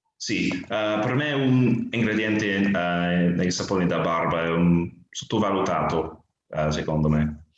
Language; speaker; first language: Italian; non-native, fluent; English